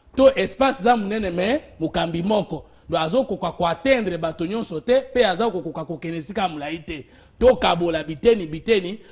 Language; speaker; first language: Lingala; non-native, local second language; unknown